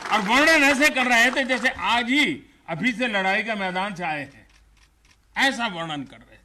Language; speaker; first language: Hindi; non-native, local second language; Gujarati